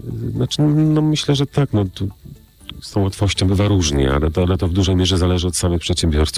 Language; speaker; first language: Polish; native; Polish